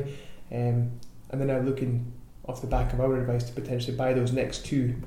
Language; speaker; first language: English; native; English